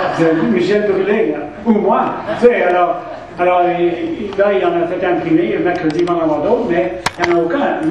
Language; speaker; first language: French; non-native, local second language; English